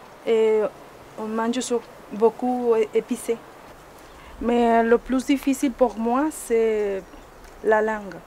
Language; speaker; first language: French; non-native, learner; Spanish